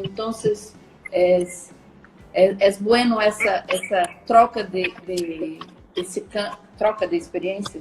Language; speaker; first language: Spanish; non-native, learner; Portuguese